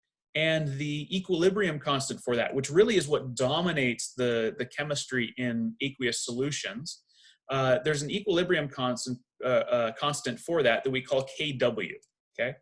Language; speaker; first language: English; native; English